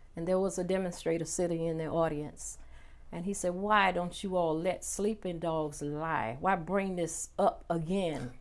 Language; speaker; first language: English; native; English